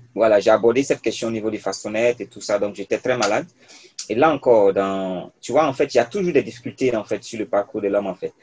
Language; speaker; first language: French; non-native, local second language; Mossi